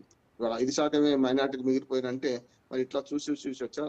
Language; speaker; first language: Telugu; native; Telugu